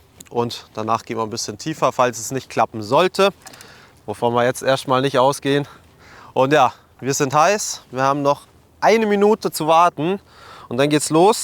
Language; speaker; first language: German; native; German